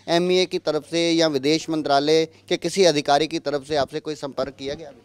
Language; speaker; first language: Hindi; non-native, local second language; Punjabi